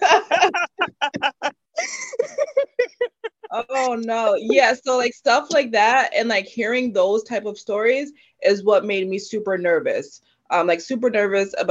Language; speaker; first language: English; native; English